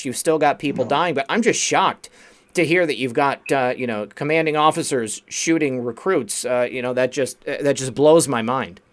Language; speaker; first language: English; native; English